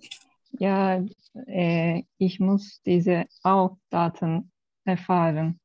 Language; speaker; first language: German; non-native, learner; Turkish